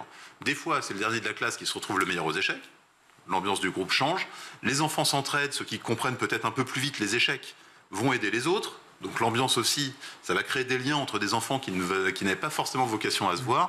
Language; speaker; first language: French; native; French